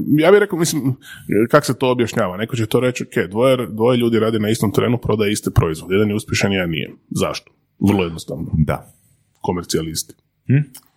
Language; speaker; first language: Croatian; native; Croatian